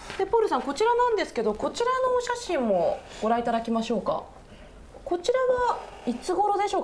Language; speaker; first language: Japanese; native; Japanese